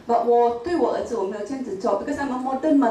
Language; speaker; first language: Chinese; non-native, local second language; Min Nan Chinese